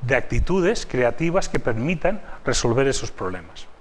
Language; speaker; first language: Spanish; native; Spanish